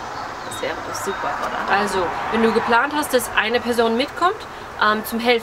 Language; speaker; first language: German; early bilingual, heritage; English